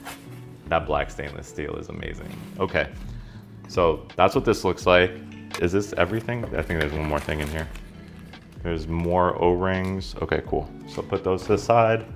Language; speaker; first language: English; native; English